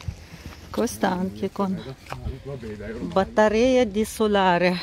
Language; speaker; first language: Italian; non-native, learner; Russian